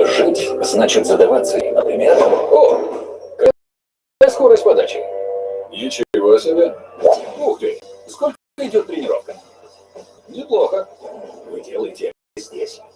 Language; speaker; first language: Russian; native; Russian